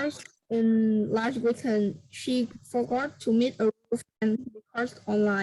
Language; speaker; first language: English; non-native, learner; Vietnamese